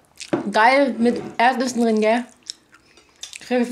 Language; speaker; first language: German; native; German